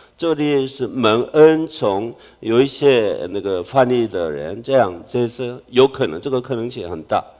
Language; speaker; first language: Chinese; non-native, fluent; Korean